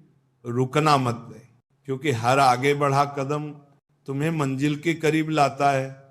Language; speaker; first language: Hindi; native; Hindi